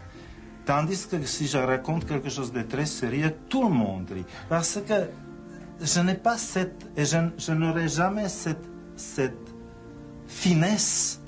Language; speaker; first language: French; non-native, fluent; Czech